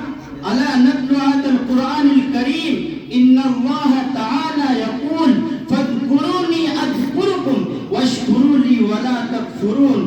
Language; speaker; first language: Arabic; non-native, learner; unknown